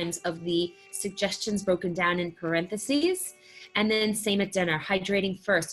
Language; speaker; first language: English; native; English